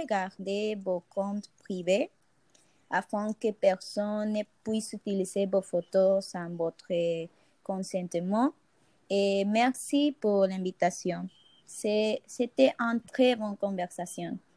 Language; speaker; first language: French; non-native, fluent; Spanish